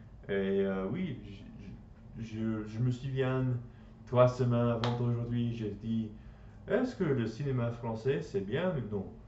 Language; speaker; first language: French; non-native, learner; English